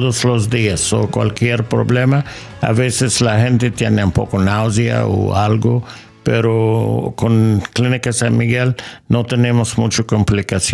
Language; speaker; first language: Spanish; non-native, learner; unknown